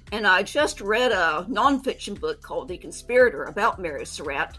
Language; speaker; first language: English; native; English